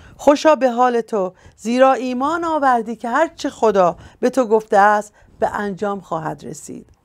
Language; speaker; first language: Persian; native; Persian